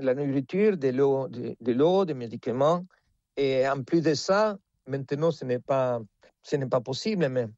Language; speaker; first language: French; non-native, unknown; Spanish